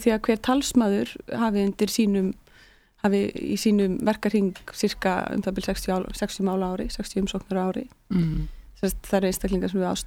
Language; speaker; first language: Icelandic; native; Icelandic